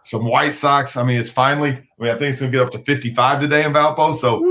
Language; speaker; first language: English; native; English